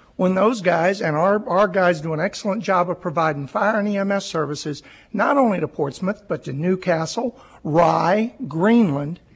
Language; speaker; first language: English; native; English